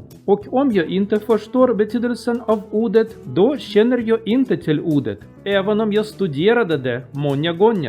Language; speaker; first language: Swedish; non-native, learner; Russian